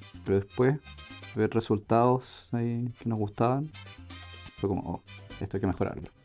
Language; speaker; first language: Spanish; native; Spanish